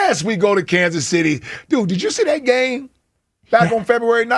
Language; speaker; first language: English; native; English